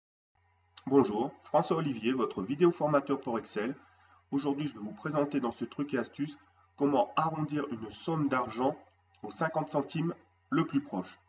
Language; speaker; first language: French; native; French